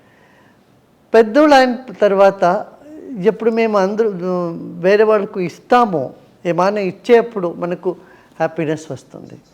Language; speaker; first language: Telugu; non-native, local second language; Tamil